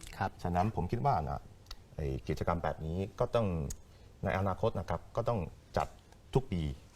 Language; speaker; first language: Thai; non-native, fluent; Chinese